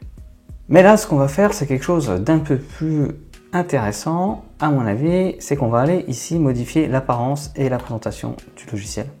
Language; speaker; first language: French; native; French